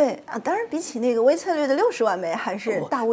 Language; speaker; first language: Chinese; native; Chinese